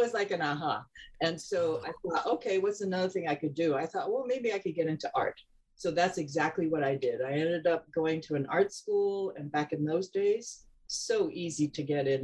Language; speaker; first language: English; non-native, local second language; Cantonese